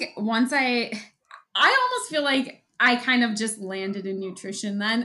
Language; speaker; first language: English; native; English